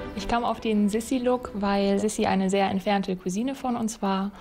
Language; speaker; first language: German; non-native, fluent; English